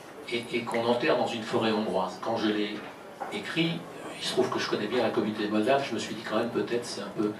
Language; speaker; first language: French; native; French